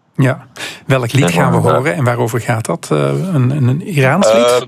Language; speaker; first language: Dutch; native; Dutch